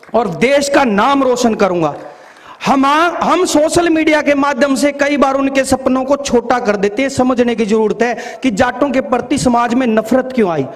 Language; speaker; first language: Hindi; native; Hindi